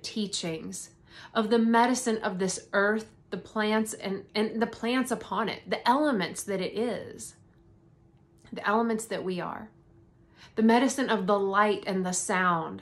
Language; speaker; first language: English; native; English